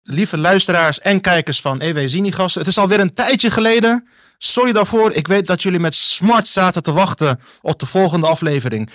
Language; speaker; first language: Dutch; early bilingual, other home language; Turkish